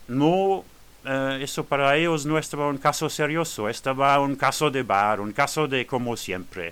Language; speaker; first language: Spanish; non-native, learner; French